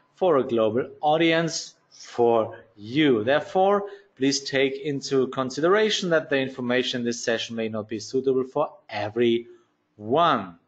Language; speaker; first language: English; non-native, learner; German